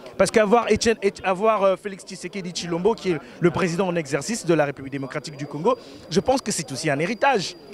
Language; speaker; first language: French; non-native, local second language; Lingala